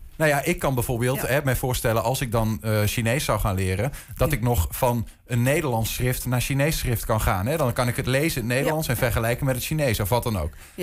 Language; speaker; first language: Dutch; native; Dutch